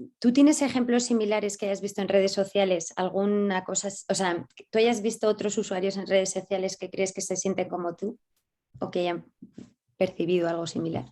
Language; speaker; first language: Spanish; native; Spanish